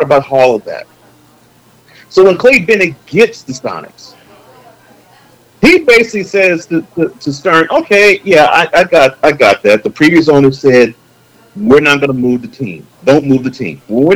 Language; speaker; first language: English; native; English